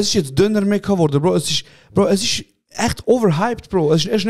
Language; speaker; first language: German; native; German